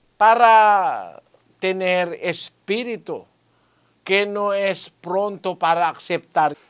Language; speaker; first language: Spanish; non-native, fluent; Filipino